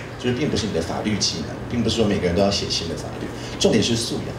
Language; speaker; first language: Chinese; native; Chinese